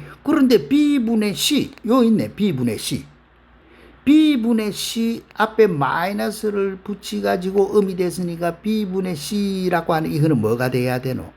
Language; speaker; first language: Korean; native; Korean